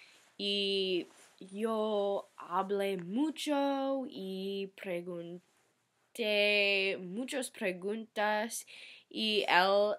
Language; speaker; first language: Spanish; non-native, learner; English